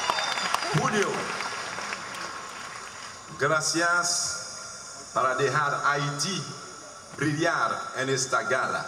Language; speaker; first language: Spanish; non-native, learner; Haitian Creole